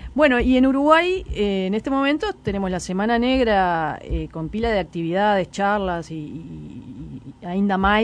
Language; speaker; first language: Spanish; native; Spanish